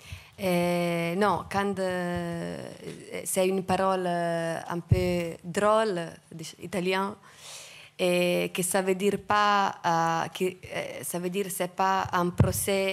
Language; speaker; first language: French; non-native, fluent; Italian